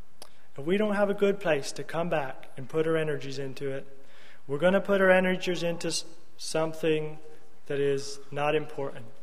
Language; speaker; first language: English; native; English